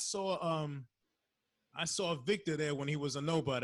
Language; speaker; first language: English; early bilingual, other home language; Spanish